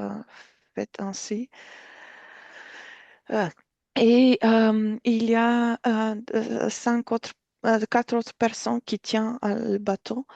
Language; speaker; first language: French; non-native, fluent; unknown